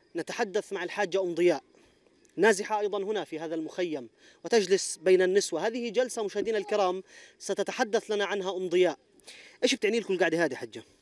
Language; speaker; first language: Arabic; native; Arabic